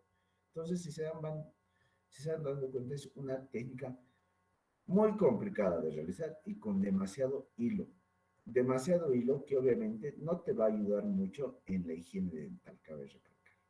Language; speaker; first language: Spanish; native; Spanish